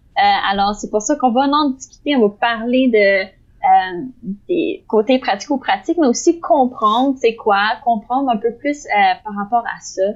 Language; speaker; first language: French; native; French